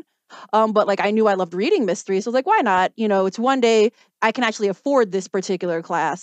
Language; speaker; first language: English; native; English